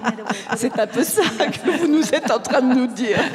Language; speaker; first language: French; native; French